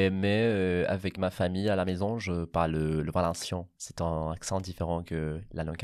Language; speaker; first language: French; non-native, fluent; Catalan